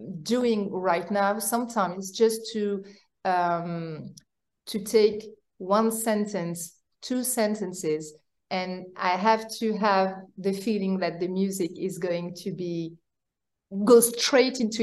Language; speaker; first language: English; non-native, fluent; French